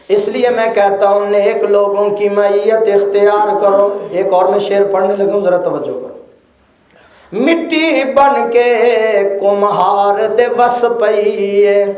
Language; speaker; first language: Urdu; non-native, local second language; Punjabi